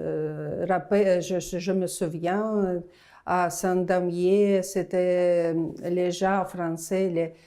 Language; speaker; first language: French; non-native, learner; Russian